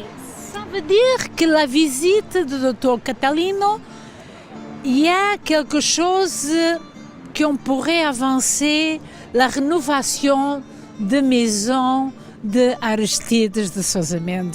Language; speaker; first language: French; non-native, fluent; Portuguese